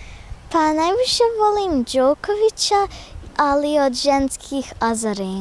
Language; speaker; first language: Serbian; early bilingual, heritage; Serbian